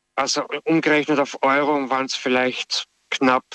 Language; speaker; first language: German; native; German